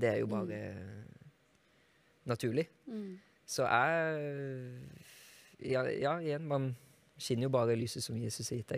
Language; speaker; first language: Norwegian; native; Norwegian